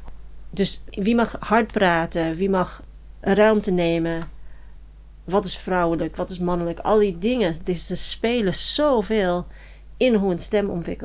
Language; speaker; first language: Dutch; non-native, fluent; English